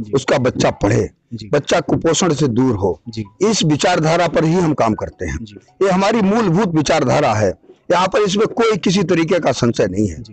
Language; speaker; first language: Hindi; native; Hindi